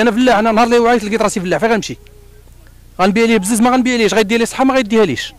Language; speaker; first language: Arabic; native; Arabic